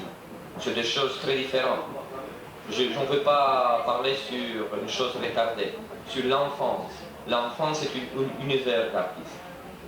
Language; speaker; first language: French; non-native, fluent; Romanian